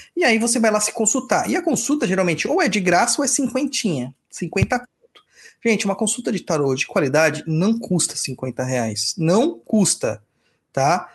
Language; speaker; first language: Portuguese; native; Portuguese